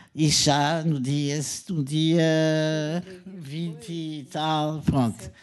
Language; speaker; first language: Portuguese; non-native, fluent; French